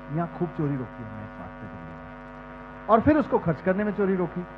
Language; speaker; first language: Hindi; native; Hindi